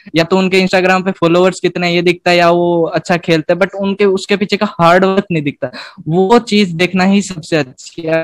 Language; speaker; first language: Hindi; native; Hindi